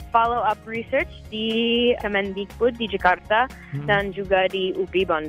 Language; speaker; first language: Indonesian; non-native, fluent; English